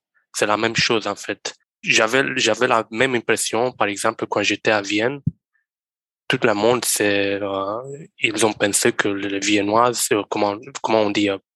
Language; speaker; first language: French; non-native, learner; Romanian